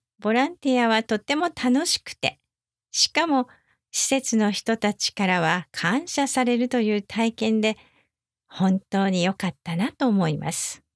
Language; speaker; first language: Japanese; native; Japanese